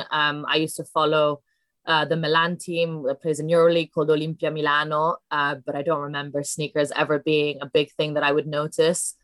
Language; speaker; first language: English; non-native, fluent; Italian